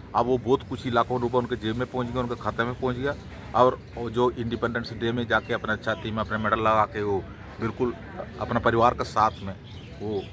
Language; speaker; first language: Hindi; non-native, local second language; Malayalam